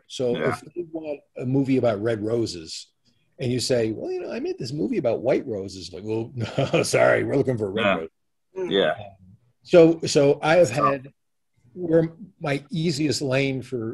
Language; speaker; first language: English; native; English